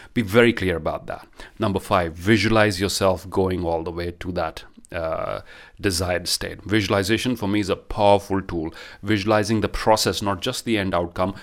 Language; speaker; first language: English; non-native, local second language; Punjabi